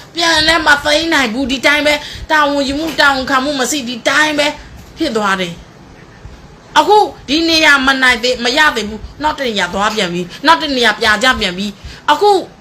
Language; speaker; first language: Burmese; non-native, local second language; S'gaw Karen